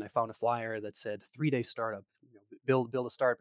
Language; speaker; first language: English; non-native, fluent; Dutch